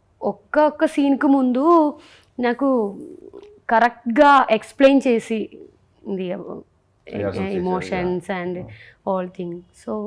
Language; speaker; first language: Telugu; non-native, learner; Malayalam